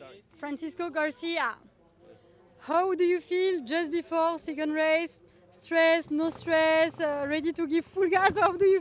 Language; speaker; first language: English; non-native, fluent; French